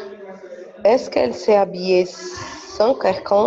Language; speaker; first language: French; non-native, learner; Portuguese